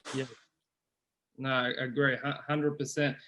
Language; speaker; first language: English; native; English